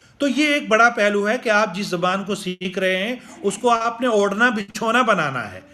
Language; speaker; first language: Urdu; non-native, local second language; Gujari